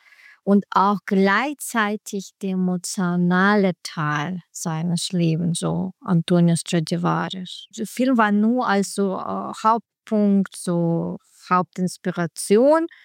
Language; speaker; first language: German; non-native, learner; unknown